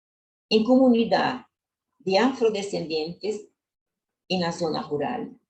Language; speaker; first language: Spanish; non-native, learner; Portuguese